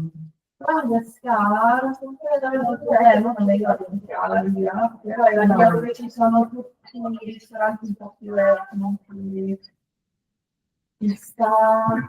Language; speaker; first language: Italian; non-native, fluent; Portuguese